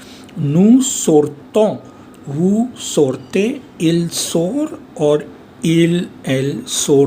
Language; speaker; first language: French; non-native, fluent; Hindi